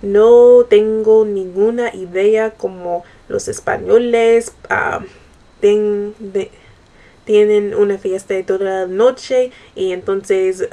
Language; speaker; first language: Spanish; non-native, learner; English